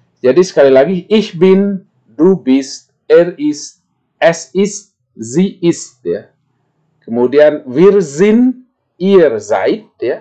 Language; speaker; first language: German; non-native, fluent; Indonesian